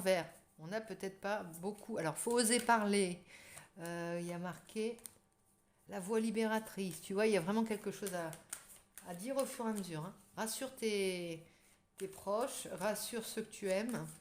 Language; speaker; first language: French; native; French